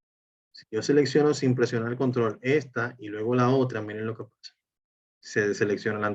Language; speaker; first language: Spanish; native; Spanish